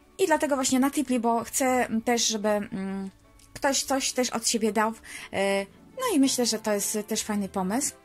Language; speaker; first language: Polish; non-native, fluent; Ukrainian